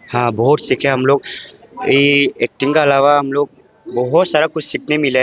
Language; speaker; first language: Hindi; non-native, local second language; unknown